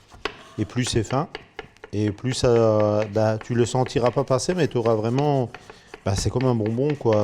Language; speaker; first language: French; native; French